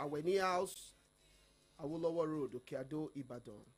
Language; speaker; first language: English; non-native, local second language; Yoruba